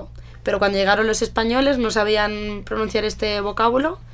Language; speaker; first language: Spanish; native; Spanish